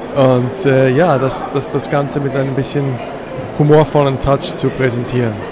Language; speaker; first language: German; native; German